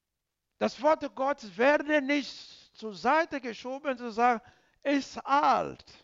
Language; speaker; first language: German; non-native, learner; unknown